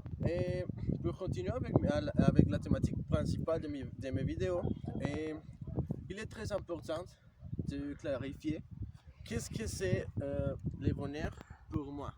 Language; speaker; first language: French; non-native, learner; Spanish